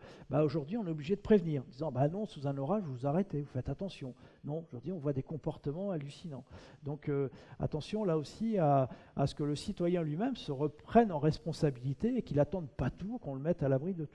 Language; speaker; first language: French; native; French